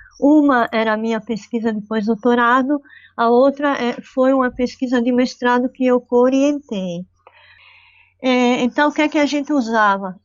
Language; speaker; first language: Portuguese; non-native, fluent; Italian